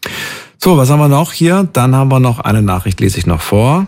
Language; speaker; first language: German; native; German